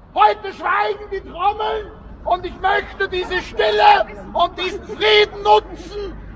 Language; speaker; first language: German; native; German